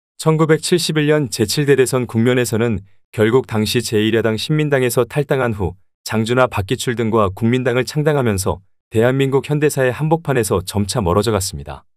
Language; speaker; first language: Korean; native; Korean